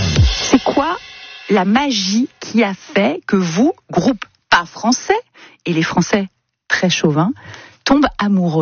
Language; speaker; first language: French; native; French